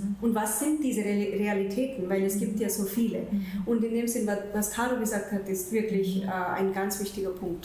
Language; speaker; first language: German; non-native, fluent; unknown